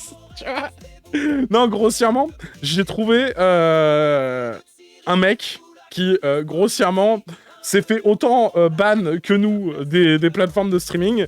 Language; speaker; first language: French; native; French